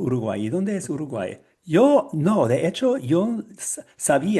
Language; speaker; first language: Spanish; non-native, learner; English